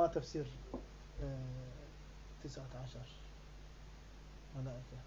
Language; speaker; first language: Arabic; non-native, learner; Turkish